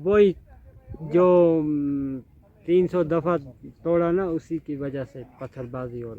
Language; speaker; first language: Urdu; non-native, local second language; Kashmiri